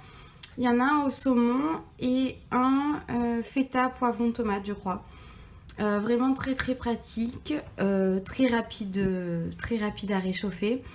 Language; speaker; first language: French; native; French